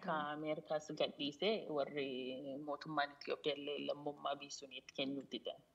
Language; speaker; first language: Oromo; early bilingual, heritage; Oromo